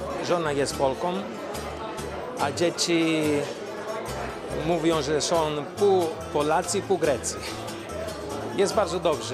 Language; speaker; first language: Polish; non-native, learner; Greek